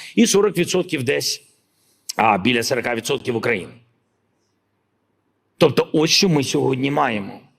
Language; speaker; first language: Ukrainian; non-native, local second language; Russian